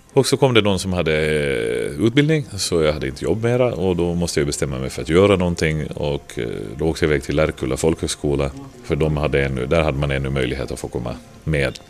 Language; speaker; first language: Swedish; native; Swedish